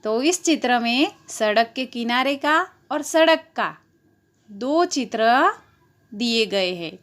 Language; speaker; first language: Hindi; non-native, local second language; Gujarati